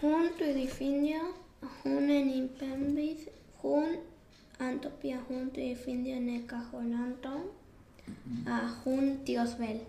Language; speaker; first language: Welsh; non-native, learner; Spanish